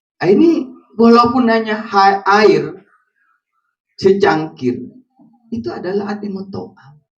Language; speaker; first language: Indonesian; non-native, local second language; Madurese